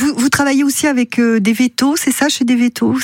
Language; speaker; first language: French; native; French